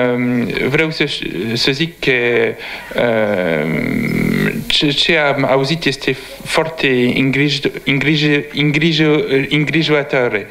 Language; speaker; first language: Romanian; non-native, learner; French